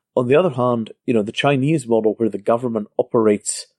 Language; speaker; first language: English; native; English